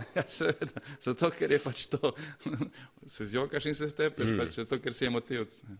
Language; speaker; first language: Slovenian; early bilingual, other home language; Croatian